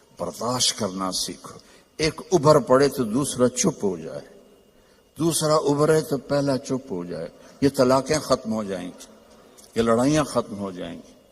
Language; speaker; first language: Urdu; non-native, local second language; Punjabi